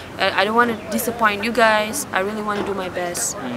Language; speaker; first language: English; non-native, local second language; Malay